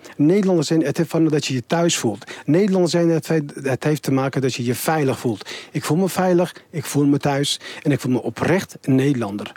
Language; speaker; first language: Dutch; non-native, fluent; Turkish